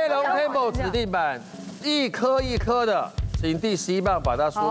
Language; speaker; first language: Chinese; native; Chinese